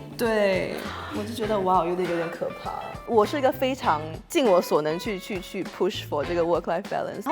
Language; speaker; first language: Chinese; native; Chinese